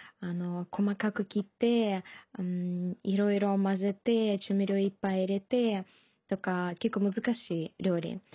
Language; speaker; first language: Japanese; non-native, learner; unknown